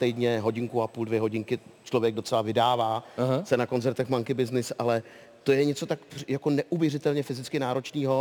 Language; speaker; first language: Czech; native; Czech